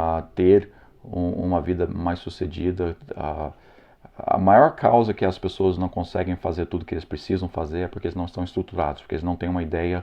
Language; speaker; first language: Portuguese; non-native, fluent; English